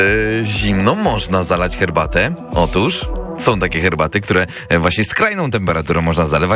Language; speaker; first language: Polish; native; Polish